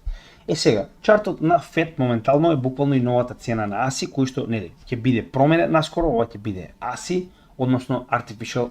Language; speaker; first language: Macedonian; native; Macedonian